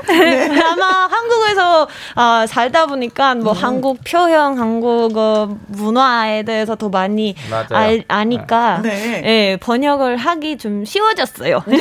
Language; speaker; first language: Korean; non-native, fluent; Spanish